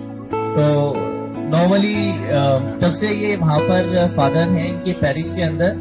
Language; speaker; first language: Hindi; native; Hindi